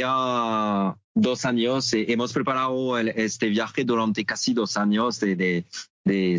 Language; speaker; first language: Spanish; non-native, fluent; French